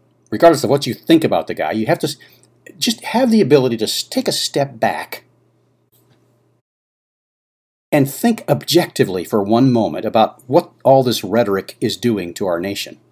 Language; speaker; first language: English; native; English